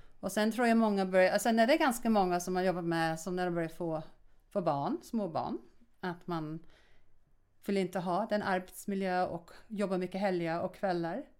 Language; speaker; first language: Swedish; non-native, fluent; English